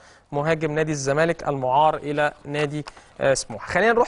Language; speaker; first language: Arabic; native; Arabic